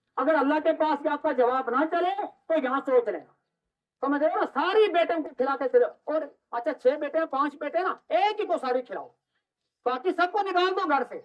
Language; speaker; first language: Urdu; non-native, local second language; Kashmiri